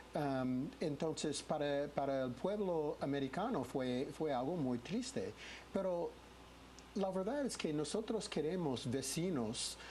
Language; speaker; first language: Spanish; non-native, fluent; English